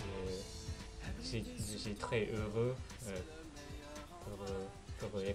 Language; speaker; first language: French; non-native, learner; Japanese